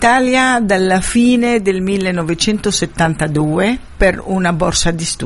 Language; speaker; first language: Italian; non-native, fluent; Arabic